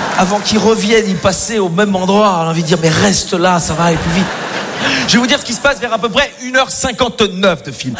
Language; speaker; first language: French; native; French